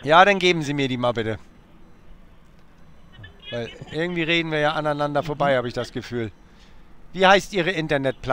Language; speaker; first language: German; native; German